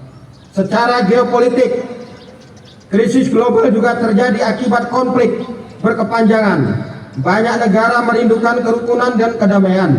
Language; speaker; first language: Indonesian; native; Indonesian